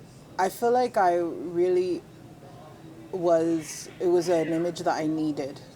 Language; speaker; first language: English; native; English